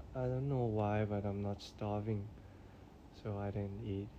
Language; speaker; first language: English; non-native, learner; Thai